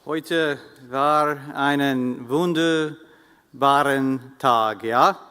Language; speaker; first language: German; non-native, learner; English